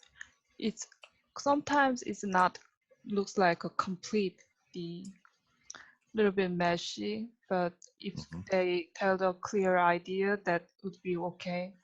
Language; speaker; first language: English; non-native, learner; Korean